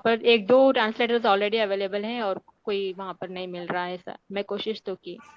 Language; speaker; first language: Hindi; native; Hindi